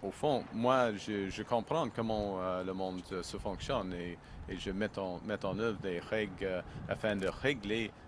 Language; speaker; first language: French; non-native, local second language; English